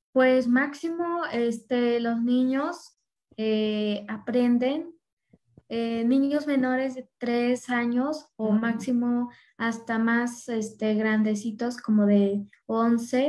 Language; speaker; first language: Spanish; non-native, local second language; Nahuatl languages